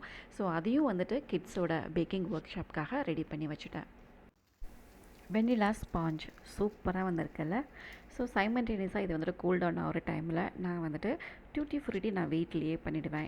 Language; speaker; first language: Tamil; native; Tamil